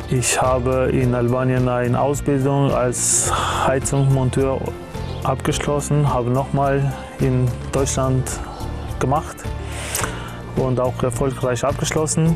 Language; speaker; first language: German; non-native, fluent; Albanian